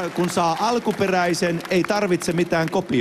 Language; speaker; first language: Finnish; native; Finnish